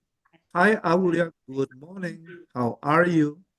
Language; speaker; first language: English; non-native, fluent; Indonesian